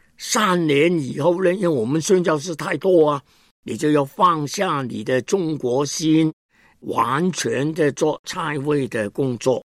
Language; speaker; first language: Chinese; non-native, local second language; Cantonese